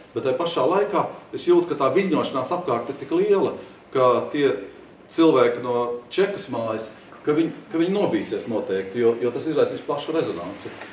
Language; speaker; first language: Latvian; non-native, local second language; Russian